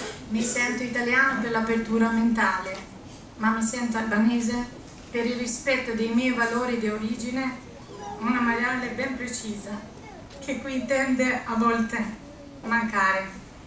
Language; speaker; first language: Italian; non-native, fluent; Albanian